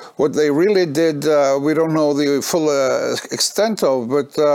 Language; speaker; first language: English; non-native, fluent; Norwegian